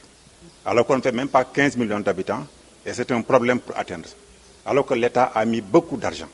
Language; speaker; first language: French; non-native, local second language; Wolof